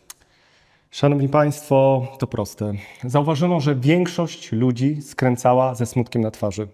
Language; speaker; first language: Polish; native; Polish